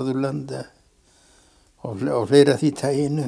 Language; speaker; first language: Icelandic; native; Icelandic